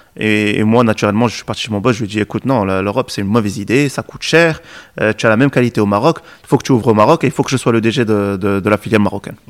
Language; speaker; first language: French; non-native, local second language; Arabic